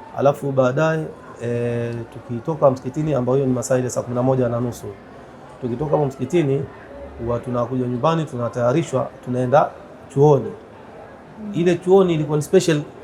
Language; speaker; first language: Swahili; native; Swahili